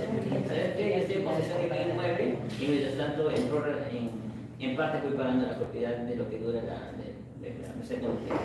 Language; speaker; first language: Spanish; native; Spanish